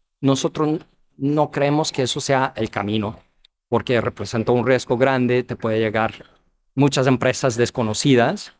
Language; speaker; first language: Spanish; non-native, fluent; English